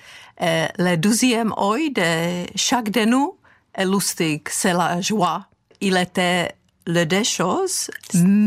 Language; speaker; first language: French; non-native, fluent; Czech